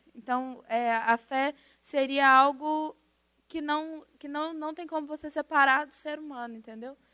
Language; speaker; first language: Portuguese; native; Portuguese